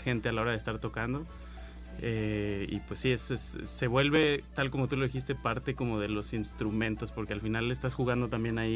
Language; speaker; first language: Spanish; native; Spanish